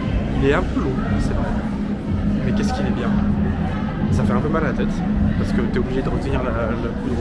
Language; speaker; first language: French; native; French